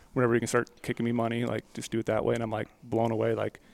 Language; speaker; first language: English; native; English